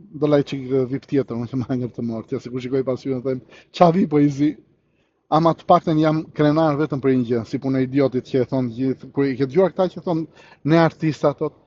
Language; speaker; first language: Albanian; early bilingual, heritage; Albanian